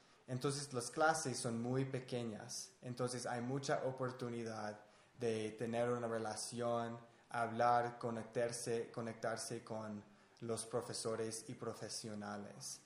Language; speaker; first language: Spanish; non-native, fluent; English